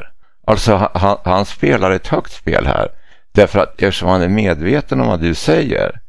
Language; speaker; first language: Swedish; native; Swedish